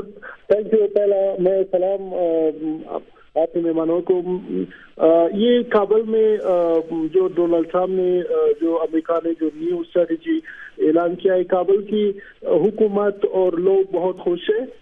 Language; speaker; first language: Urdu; non-native, fluent; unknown